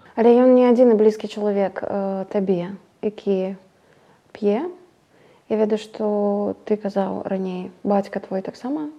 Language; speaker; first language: Belarusian; native; Belarusian